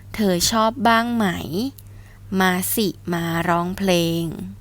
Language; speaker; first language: Thai; native; Thai